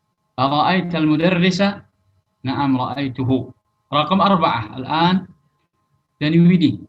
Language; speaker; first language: Arabic; non-native, fluent; Indonesian